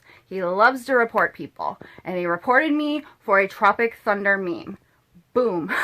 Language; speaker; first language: English; native; English